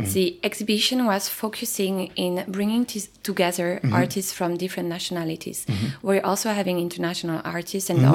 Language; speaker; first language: English; non-native, fluent; French